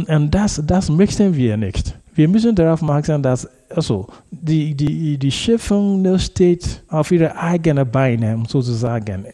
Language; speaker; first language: German; non-native, fluent; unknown